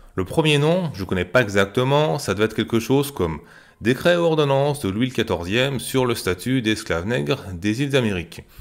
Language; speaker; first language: French; native; French